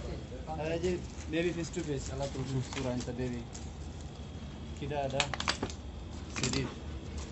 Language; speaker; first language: Arabic; non-native, learner; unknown